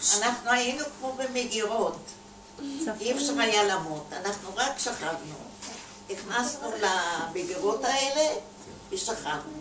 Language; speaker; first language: Hebrew; non-native, fluent; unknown